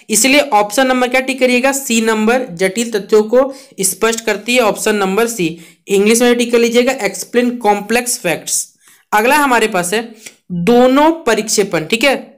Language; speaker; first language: Hindi; native; Hindi